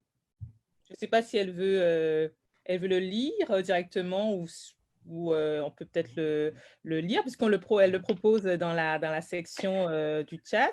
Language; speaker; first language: French; native; French